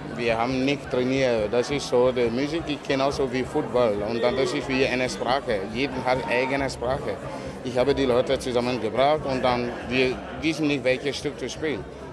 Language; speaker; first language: German; non-native, learner; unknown